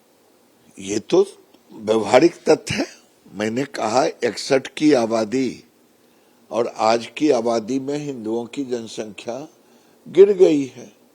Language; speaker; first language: Hindi; native; Hindi